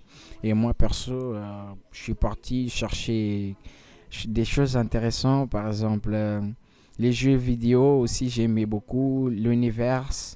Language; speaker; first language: French; non-native, learner; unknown